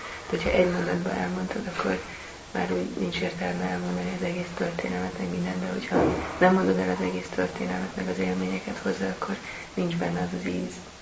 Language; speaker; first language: Hungarian; native; Hungarian